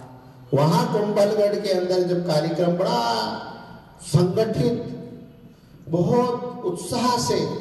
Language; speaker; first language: Hindi; native; Hindi